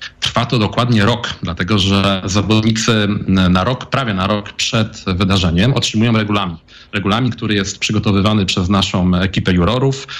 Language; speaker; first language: Polish; native; Polish